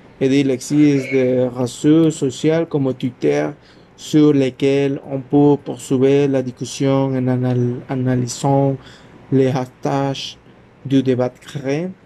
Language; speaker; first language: French; non-native, learner; Spanish